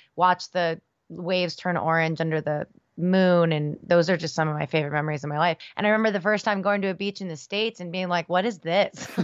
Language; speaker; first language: English; early bilingual, other home language; Spanish